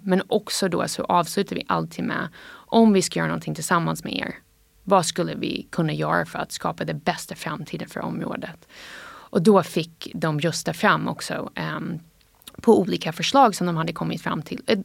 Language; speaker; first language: Swedish; non-native, fluent; English